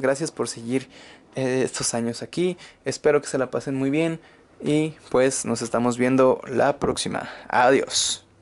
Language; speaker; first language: Spanish; native; Spanish